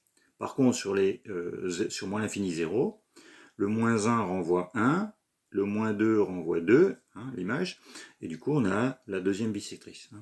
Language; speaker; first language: French; native; French